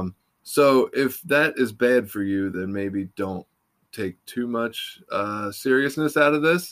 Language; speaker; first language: English; native; English